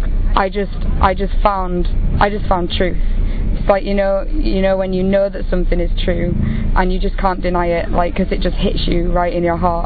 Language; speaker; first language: English; native; English